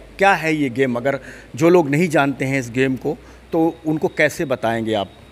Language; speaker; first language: Hindi; native; Hindi